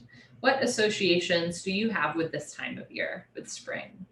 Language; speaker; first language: English; native; English